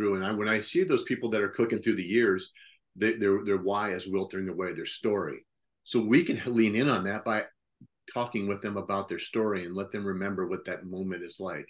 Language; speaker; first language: English; native; English